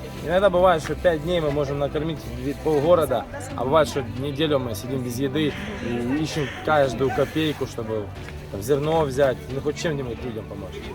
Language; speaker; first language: Russian; native; Russian